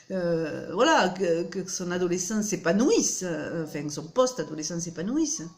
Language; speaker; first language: French; native; French